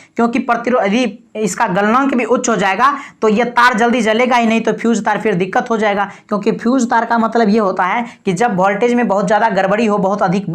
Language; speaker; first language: Hindi; native; Hindi